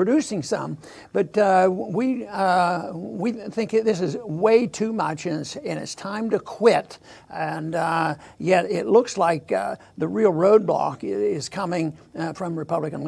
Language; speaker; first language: English; native; English